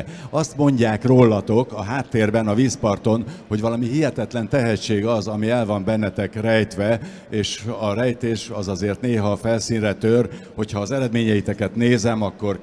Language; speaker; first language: Hungarian; native; Hungarian